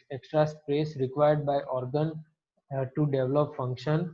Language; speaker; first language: English; non-native, local second language; Gujarati